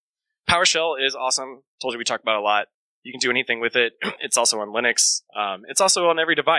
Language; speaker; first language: English; native; English